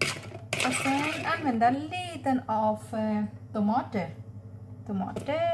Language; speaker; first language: Swedish; non-native, learner; Thai